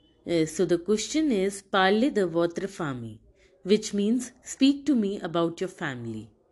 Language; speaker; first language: English; non-native, local second language; Hindi